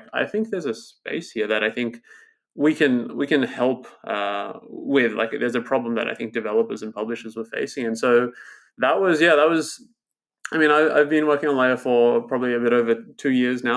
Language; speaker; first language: English; native; English